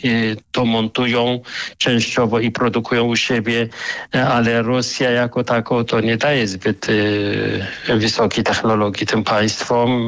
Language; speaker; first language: Polish; non-native, fluent; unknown